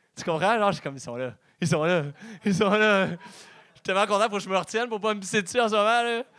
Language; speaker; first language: French; native; French